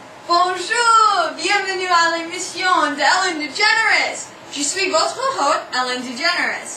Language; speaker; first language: French; non-native, learner; English